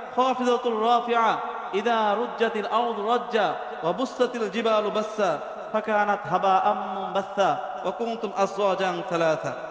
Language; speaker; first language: Arabic; non-native, fluent; Bangla